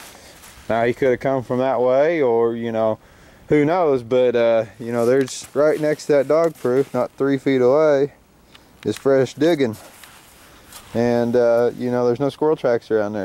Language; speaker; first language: English; native; English